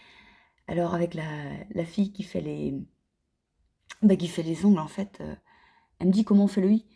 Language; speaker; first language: French; native; French